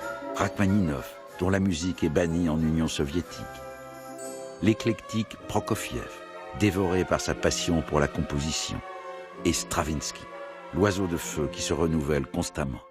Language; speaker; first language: French; native; French